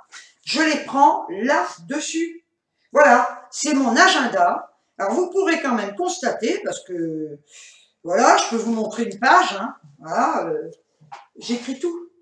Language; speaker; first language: French; native; French